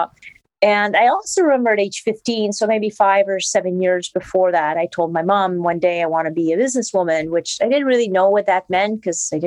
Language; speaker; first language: English; non-native, fluent; French